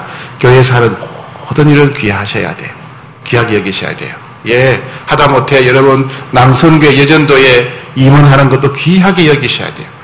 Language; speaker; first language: Korean; native; Korean